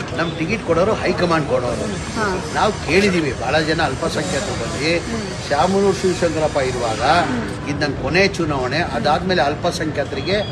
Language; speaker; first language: Kannada; non-native, local second language; Urdu